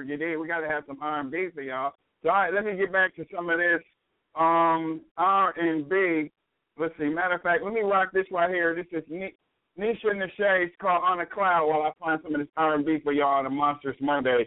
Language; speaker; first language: English; native; English